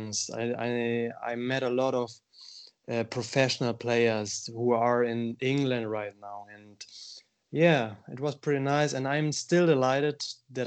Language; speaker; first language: English; non-native, fluent; German